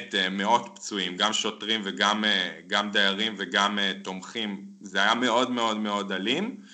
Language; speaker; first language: Hebrew; native; Hebrew